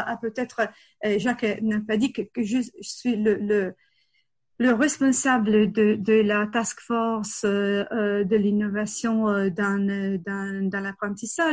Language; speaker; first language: French; non-native, fluent; Italian